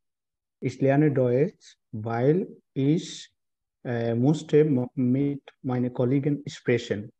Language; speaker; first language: German; non-native, learner; Bangla